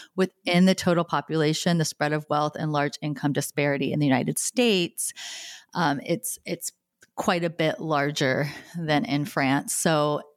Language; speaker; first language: English; native; English